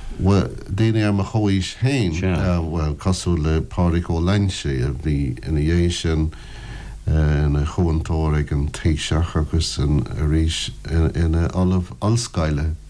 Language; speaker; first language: Irish; non-native, local second language; English